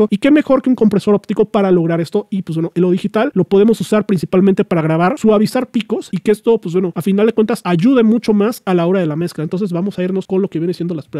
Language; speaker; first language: Spanish; native; Spanish